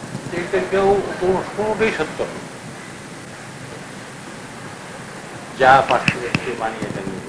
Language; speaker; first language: Bangla; native; Bangla